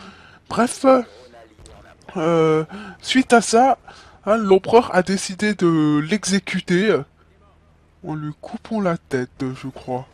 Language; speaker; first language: French; native; French